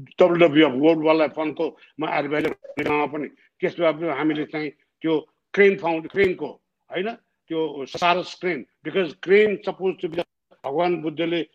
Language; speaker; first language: Nepali; native; Nepali